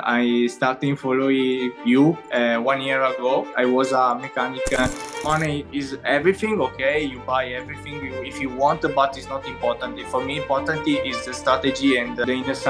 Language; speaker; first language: English; non-native, learner; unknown